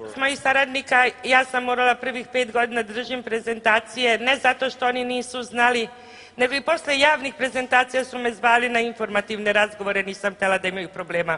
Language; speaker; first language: Serbian; native; Serbian